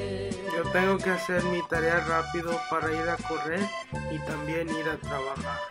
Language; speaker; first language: Spanish; non-native, learner; English